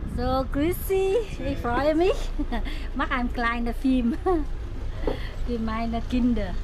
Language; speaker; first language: German; non-native, learner; Vietnamese